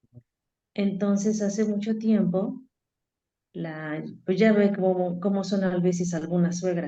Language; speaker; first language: Spanish; native; Spanish